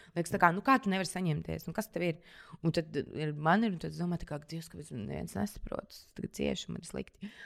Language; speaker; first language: Latvian; native; Latvian